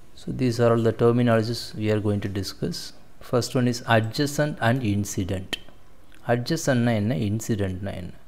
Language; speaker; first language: English; non-native, local second language; Tamil